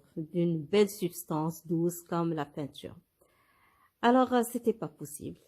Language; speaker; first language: French; non-native, local second language; Arabic